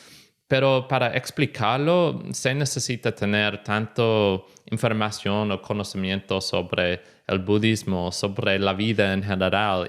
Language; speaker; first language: Spanish; non-native, fluent; English